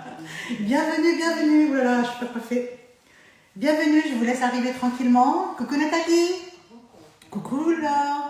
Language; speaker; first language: French; native; French